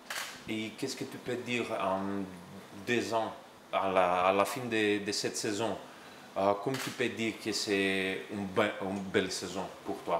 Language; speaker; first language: French; non-native, learner; Greek